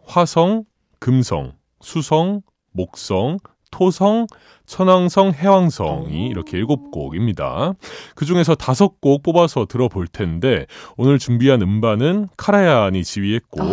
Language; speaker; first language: Korean; native; Korean